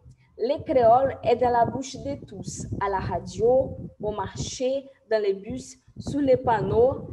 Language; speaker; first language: French; non-native, fluent; Portuguese